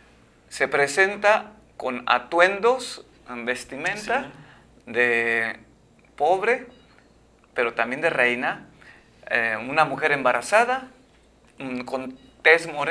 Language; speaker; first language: Spanish; native; Spanish